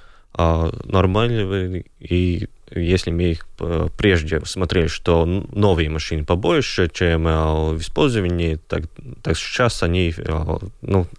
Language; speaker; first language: Russian; non-native, local second language; Latvian